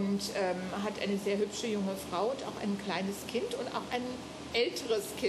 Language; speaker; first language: German; native; German